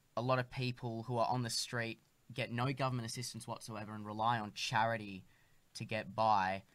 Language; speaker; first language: English; native; English